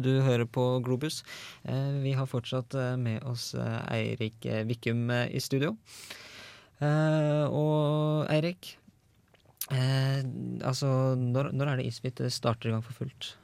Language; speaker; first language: Norwegian; native; Norwegian